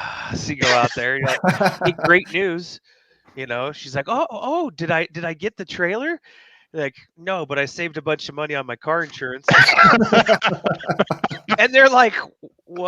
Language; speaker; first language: English; native; English